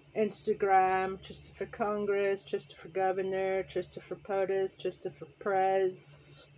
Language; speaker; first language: English; native; English